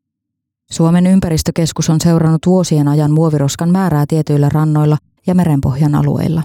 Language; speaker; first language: Finnish; native; Finnish